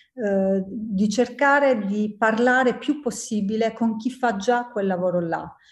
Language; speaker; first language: Italian; native; Italian